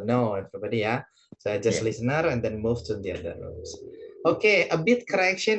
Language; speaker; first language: English; non-native, fluent; Indonesian